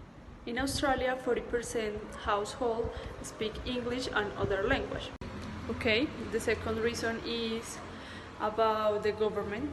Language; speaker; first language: English; non-native, learner; Spanish